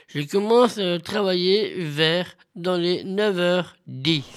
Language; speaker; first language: French; native; French